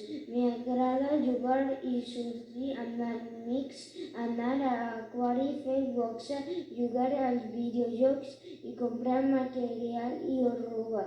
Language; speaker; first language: Catalan; non-native, learner; Chinese